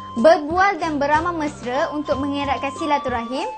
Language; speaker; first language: Malay; native; Malay